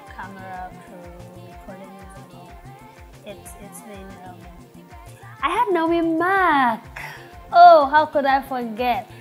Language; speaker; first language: English; non-native, local second language; Yoruba